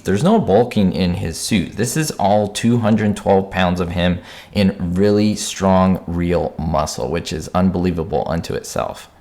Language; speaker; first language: English; native; English